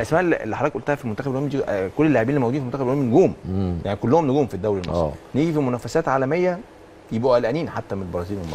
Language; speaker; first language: Arabic; native; Arabic